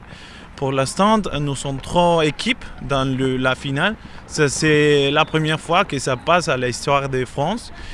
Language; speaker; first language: French; non-native, learner; English